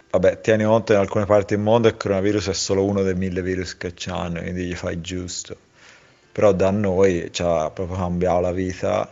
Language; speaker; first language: Italian; native; Italian